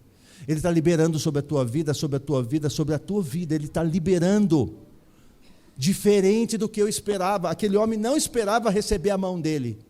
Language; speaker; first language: Portuguese; native; Portuguese